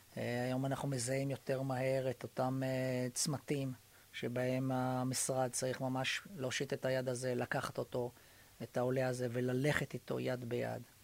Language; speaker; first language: Hebrew; native; Hebrew